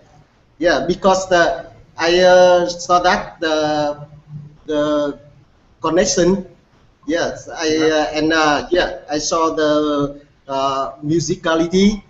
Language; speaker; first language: English; non-native, learner; Vietnamese